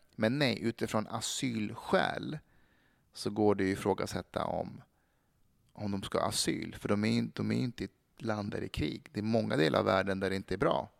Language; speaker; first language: Swedish; early bilingual, other home language; Persian